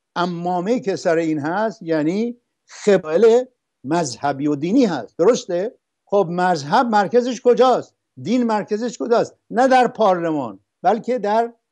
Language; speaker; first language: Persian; non-native, local second language; Arabic